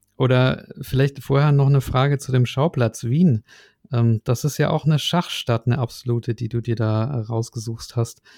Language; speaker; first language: German; native; German